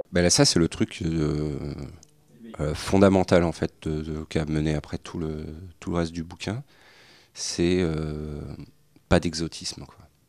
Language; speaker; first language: French; native; French